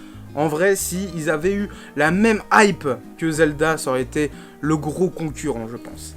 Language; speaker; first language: French; native; French